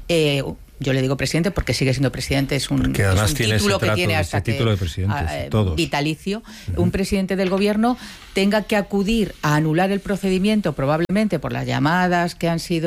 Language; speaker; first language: Spanish; native; Spanish